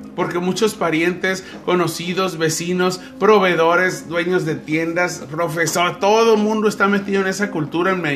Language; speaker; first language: Spanish; native; Spanish